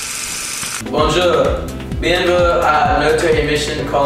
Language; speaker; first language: French; non-native, learner; English